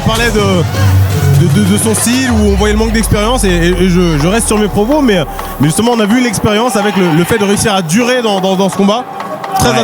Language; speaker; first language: French; native; French